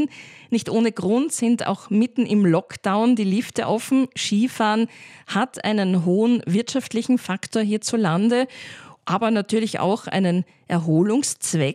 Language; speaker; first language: German; native; German